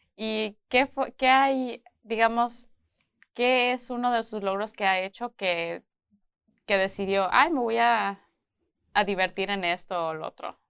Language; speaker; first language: Spanish; early bilingual, heritage; Spanish